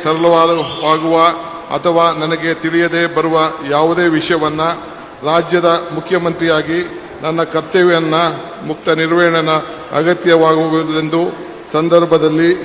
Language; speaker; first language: Kannada; native; Kannada